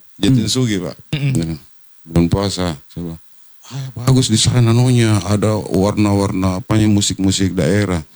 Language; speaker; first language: Indonesian; native; Indonesian